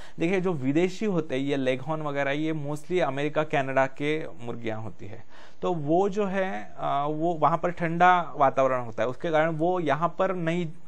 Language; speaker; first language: Hindi; non-native, local second language; Marathi